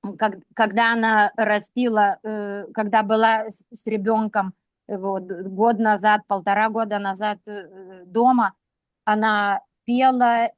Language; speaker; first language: Russian; non-native, local second language; Lithuanian